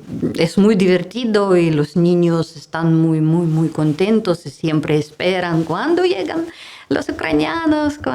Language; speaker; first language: Spanish; non-native, learner; Russian